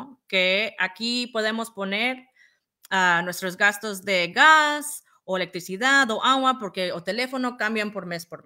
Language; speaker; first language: Spanish; early bilingual, heritage; Spanish